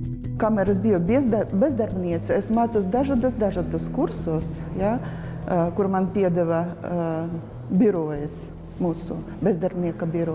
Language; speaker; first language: Latvian; non-native, local second language; Russian